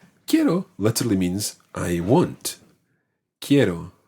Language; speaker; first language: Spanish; non-native, fluent; English